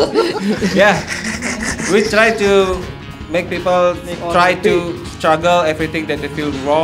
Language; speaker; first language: English; non-native, learner; Indonesian